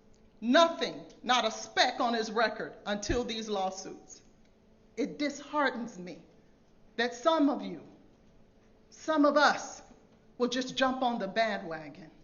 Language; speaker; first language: English; native; English